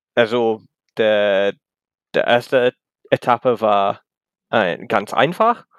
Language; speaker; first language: German; non-native, learner; English